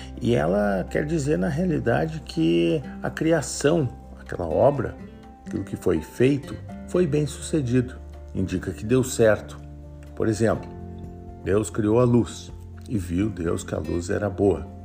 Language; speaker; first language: Portuguese; native; Portuguese